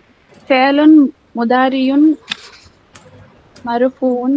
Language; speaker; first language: Arabic; non-native, learner; Tamil